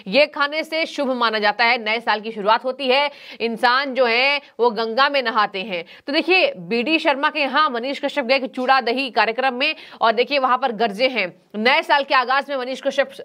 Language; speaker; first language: Hindi; native; Hindi